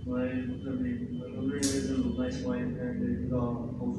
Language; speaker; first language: English; non-native, learner; Urdu